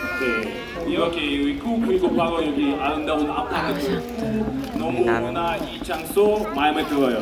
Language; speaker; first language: Korean; non-native, learner; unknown